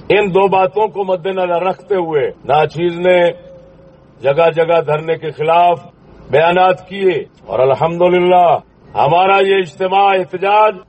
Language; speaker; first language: Urdu; non-native, local second language; Punjabi